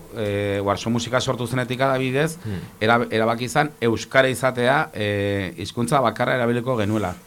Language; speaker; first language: Basque; non-native, local second language; Spanish